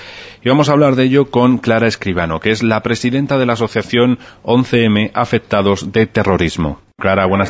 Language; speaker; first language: Spanish; native; Spanish